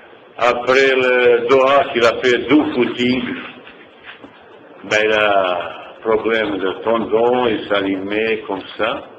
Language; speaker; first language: French; non-native, fluent; Bosnian